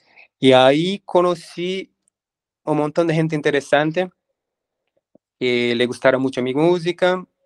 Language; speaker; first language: Spanish; non-native, fluent; Portuguese